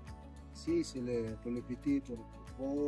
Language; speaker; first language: French; non-native, learner; Aymara